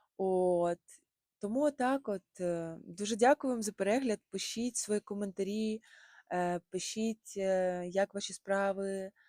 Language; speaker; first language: Ukrainian; non-native, local second language; Russian